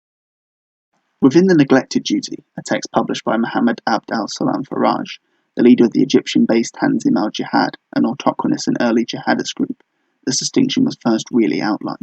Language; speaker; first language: English; native; English